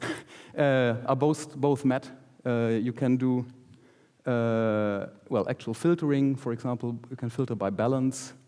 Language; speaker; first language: English; non-native, fluent; German